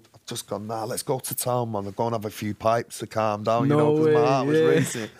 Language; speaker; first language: English; native; English